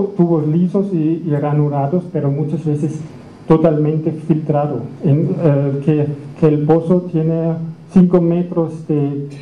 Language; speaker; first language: Spanish; non-native, fluent; German